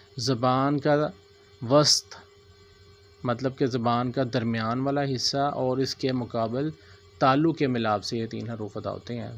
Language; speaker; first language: Urdu; native; Urdu